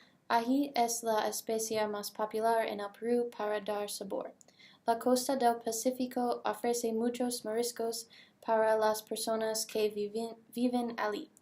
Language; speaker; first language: Spanish; non-native, learner; English